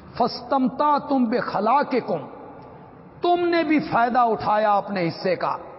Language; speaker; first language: Urdu; non-native, local second language; Punjabi